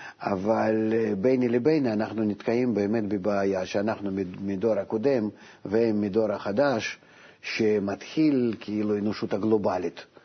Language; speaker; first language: Hebrew; non-native, fluent; Russian